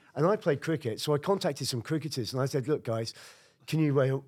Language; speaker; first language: English; native; English